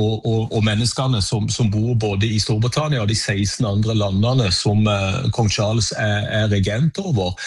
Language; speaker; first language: Norwegian; native; Norwegian